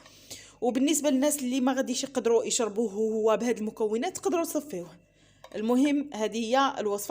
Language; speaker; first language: Arabic; native; Arabic